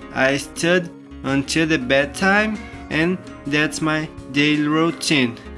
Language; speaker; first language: English; non-native, learner; Portuguese